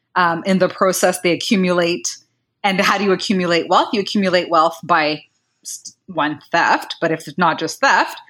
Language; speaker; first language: English; non-native, local second language; Kinyarwanda